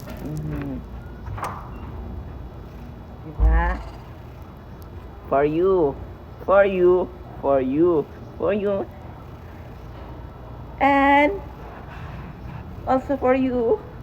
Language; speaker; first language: English; non-native, learner; Filipino